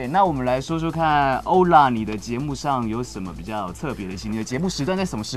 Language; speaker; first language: Chinese; native; Chinese